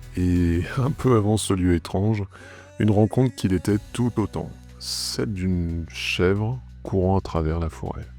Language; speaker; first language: French; native; French